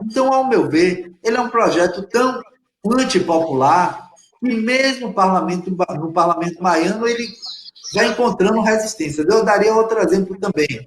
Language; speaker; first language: Portuguese; native; Portuguese